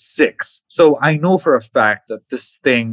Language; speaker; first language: English; non-native, local second language; Cebuano